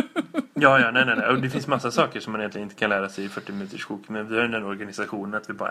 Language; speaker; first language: Swedish; native; Swedish